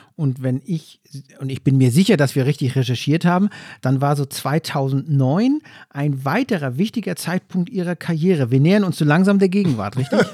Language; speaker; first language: German; native; German